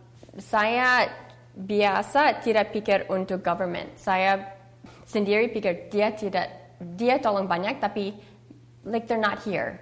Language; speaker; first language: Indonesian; early bilingual, heritage; English